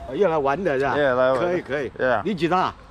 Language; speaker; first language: Chinese; native; Chinese